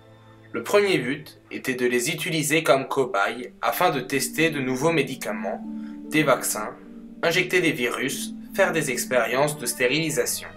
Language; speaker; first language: French; native; French